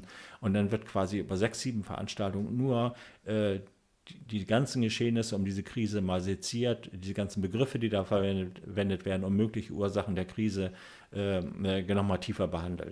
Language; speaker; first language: German; native; German